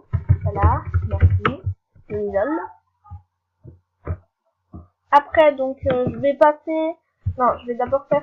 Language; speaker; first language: French; native; French